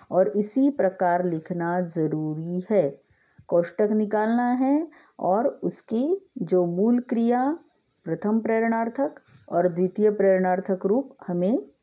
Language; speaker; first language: Hindi; non-native, local second language; Marathi